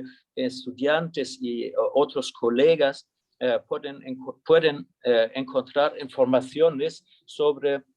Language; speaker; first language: Spanish; non-native, fluent; German